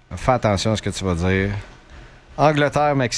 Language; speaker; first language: French; native; French